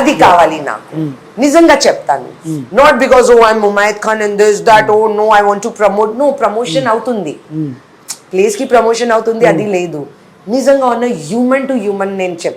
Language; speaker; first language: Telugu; non-native, fluent; Hindi